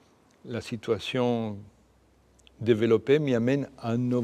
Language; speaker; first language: French; non-native, fluent; Spanish